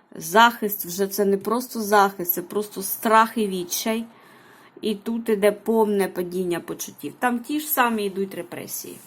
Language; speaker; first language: Ukrainian; native; Ukrainian